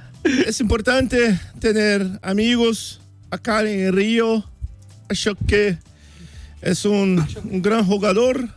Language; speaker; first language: Spanish; non-native, learner; Portuguese